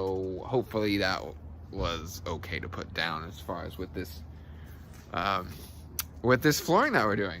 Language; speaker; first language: English; native; English